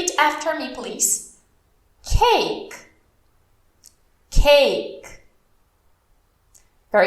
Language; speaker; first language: English; non-native, fluent; Portuguese